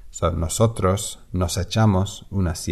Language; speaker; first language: Spanish; non-native, fluent; English